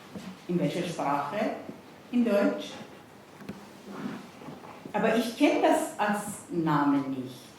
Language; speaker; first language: German; non-native, fluent; Persian